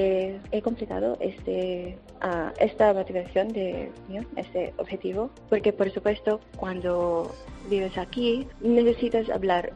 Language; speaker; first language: Spanish; non-native, fluent; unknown